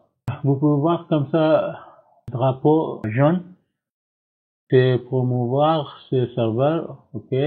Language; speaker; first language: French; non-native, learner; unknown